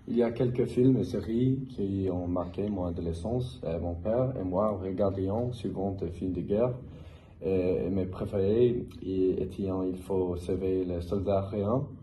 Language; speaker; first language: French; non-native, fluent; English